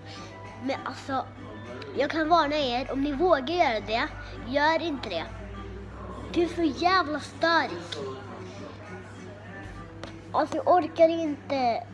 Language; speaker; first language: Swedish; early bilingual, other home language; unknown